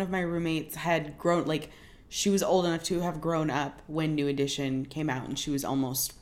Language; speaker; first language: English; native; English